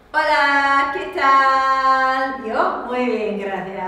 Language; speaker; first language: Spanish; non-native, learner; English